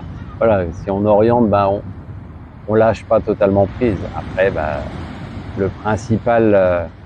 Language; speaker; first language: French; native; French